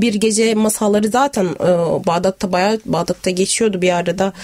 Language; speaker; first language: Turkish; non-native, fluent; Arabic